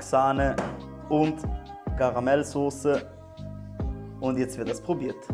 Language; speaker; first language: German; native; German